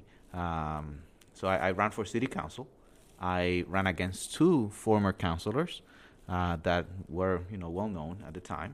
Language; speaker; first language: English; non-native, fluent; Spanish